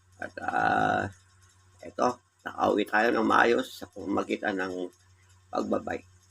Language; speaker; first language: Filipino; native; Filipino